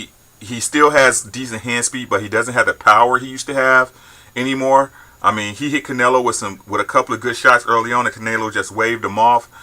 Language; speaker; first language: English; native; English